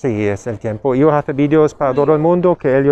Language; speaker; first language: Spanish; non-native, learner; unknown